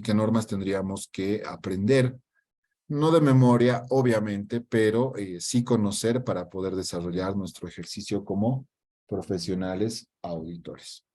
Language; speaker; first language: Spanish; native; Spanish